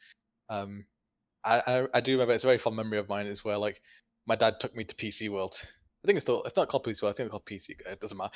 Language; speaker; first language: English; native; English